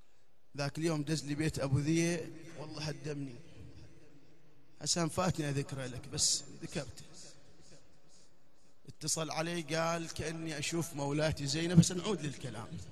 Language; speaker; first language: Arabic; native; Arabic